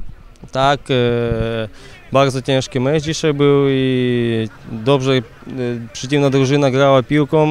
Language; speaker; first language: Polish; non-native, fluent; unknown